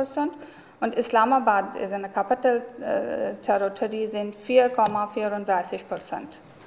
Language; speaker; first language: German; non-native, learner; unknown